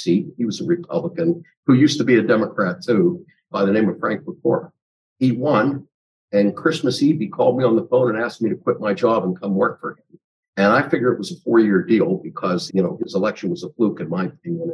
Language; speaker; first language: English; native; English